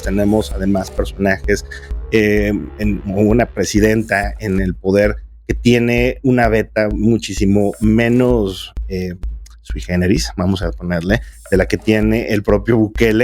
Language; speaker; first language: Spanish; native; Spanish